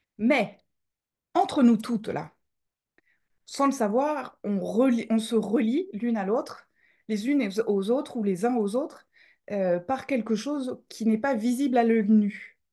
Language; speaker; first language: French; native; French